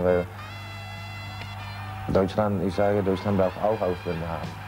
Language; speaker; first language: German; non-native, learner; Czech